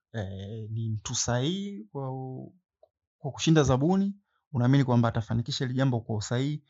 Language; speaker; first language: Swahili; native; Swahili